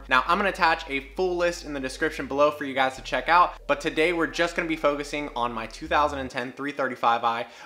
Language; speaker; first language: English; native; English